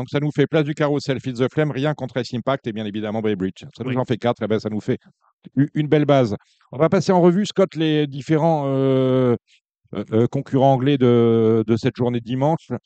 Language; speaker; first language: French; native; French